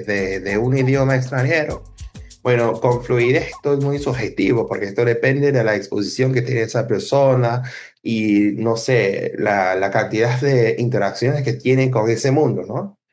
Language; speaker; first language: Spanish; non-native, fluent; English